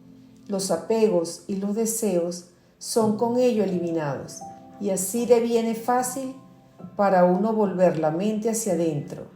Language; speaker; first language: Spanish; native; Spanish